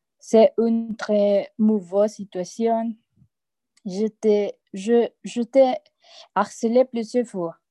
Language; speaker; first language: French; non-native, learner; Spanish